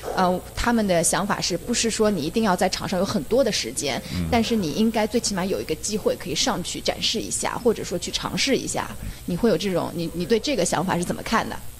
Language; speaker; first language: Chinese; native; Chinese